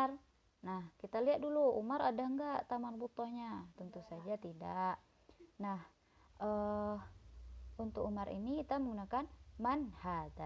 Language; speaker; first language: Indonesian; native; Indonesian